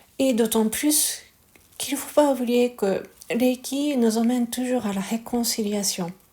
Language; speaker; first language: French; non-native, fluent; Japanese